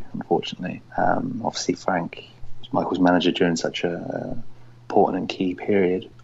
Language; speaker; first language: English; native; English